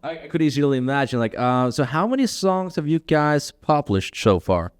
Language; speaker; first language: English; non-native, fluent; Danish